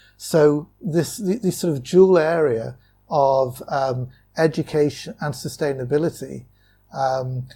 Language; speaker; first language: English; native; English